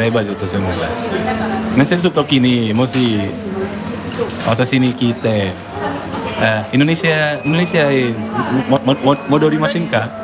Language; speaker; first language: Japanese; non-native, learner; Indonesian